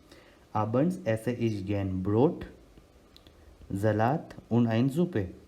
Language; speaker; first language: German; non-native, learner; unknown